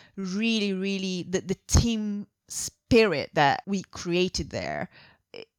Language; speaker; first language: English; non-native, fluent; Italian